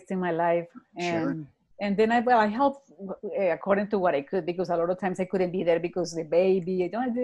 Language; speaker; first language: English; non-native, fluent; Spanish